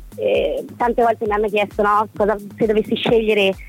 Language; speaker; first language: Italian; native; Italian